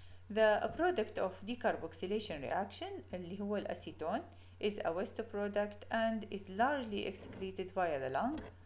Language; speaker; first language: English; non-native, fluent; Arabic